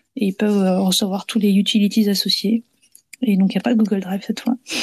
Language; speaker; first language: French; native; French